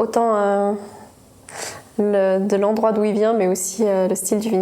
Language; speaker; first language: French; native; French